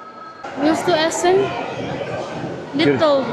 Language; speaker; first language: German; non-native, learner; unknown